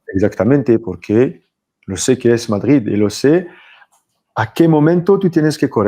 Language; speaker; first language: Spanish; non-native, fluent; French